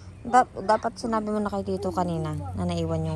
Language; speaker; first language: Filipino; non-native, local second language; Iloko